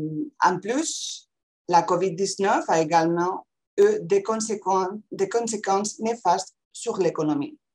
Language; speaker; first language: French; non-native, fluent; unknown